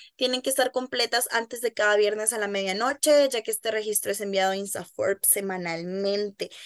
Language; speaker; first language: Spanish; native; Spanish